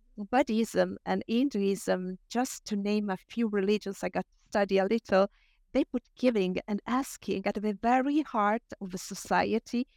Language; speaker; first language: English; non-native, fluent; Italian